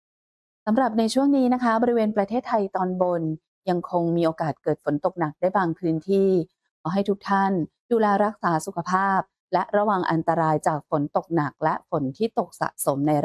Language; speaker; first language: Thai; native; Thai